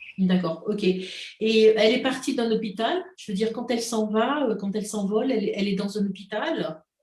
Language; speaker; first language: French; native; French